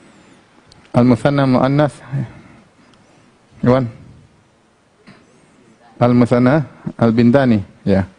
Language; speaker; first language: Arabic; non-native, fluent; Indonesian